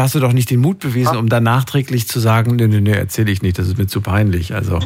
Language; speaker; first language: German; native; German